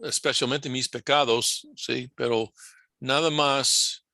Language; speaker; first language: Spanish; non-native, fluent; English